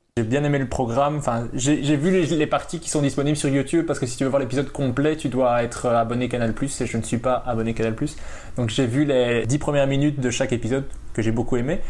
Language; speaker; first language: French; native; French